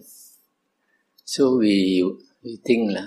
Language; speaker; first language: English; non-native, local second language; Min Nan Chinese